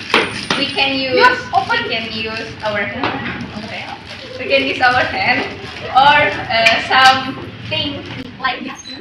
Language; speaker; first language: English; non-native, learner; Indonesian